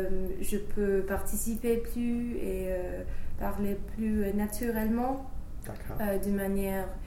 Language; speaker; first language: French; non-native, fluent; English